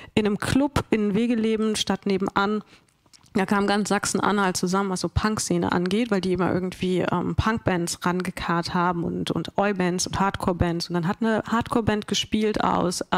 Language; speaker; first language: German; native; German